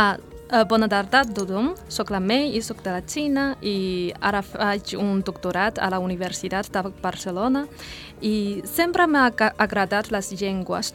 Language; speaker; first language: Catalan; non-native, learner; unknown